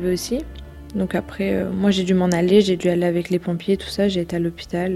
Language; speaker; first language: French; native; French